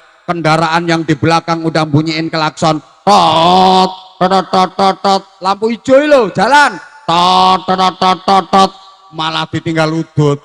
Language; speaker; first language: Indonesian; non-native, local second language; Javanese